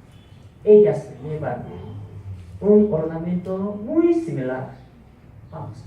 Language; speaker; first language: Spanish; non-native, fluent; Korean